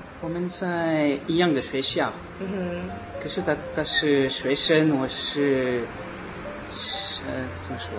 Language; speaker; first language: Chinese; non-native, learner; French